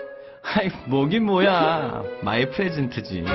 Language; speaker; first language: Korean; native; Korean